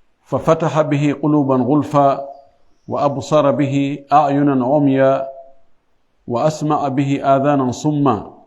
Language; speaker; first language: Arabic; non-native, fluent; Fula